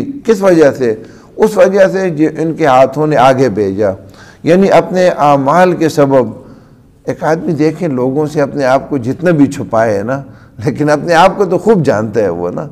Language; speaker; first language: Urdu; native; Urdu